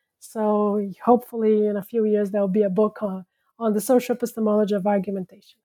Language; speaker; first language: English; non-native, fluent; Portuguese